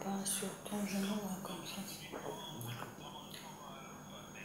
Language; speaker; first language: French; non-native, fluent; Ukrainian